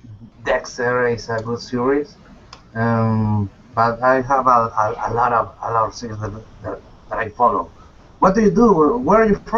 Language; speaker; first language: English; non-native, learner; Spanish